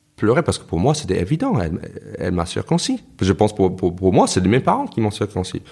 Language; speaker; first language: French; non-native, fluent; English